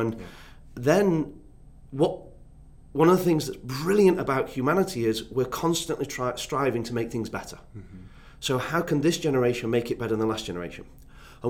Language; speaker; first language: English; native; English